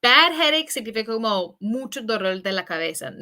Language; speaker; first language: Spanish; non-native, fluent; English